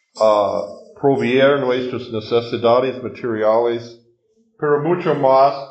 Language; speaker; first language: Spanish; non-native, learner; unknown